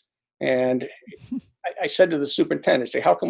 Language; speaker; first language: English; native; English